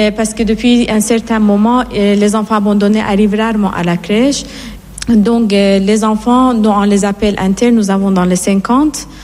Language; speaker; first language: French; non-native, fluent; Persian